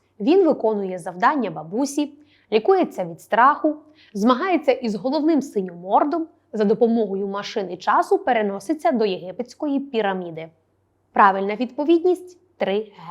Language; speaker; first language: Ukrainian; native; Ukrainian